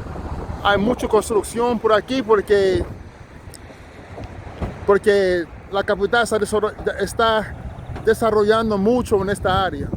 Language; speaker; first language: Spanish; non-native, learner; English